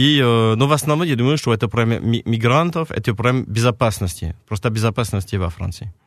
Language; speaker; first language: Russian; non-native, fluent; French